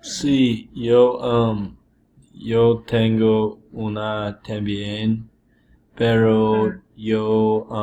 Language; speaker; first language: Spanish; non-native, learner; English